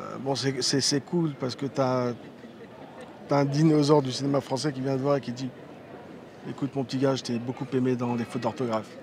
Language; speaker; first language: French; early bilingual, other home language; Riffian